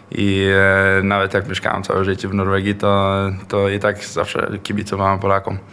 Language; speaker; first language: Polish; early bilingual, heritage; Polish